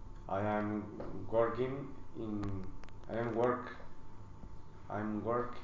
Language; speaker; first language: English; non-native, learner; Spanish